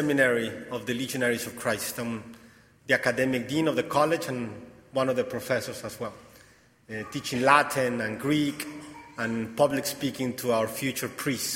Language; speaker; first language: English; non-native, fluent; Spanish